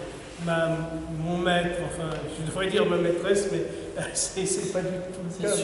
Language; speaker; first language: French; native; French